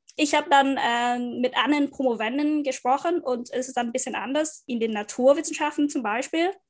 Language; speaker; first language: German; non-native, fluent; Vietnamese